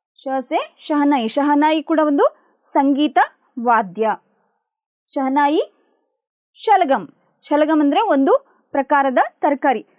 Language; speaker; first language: Kannada; native; Kannada